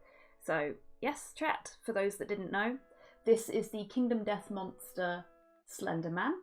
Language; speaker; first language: English; native; English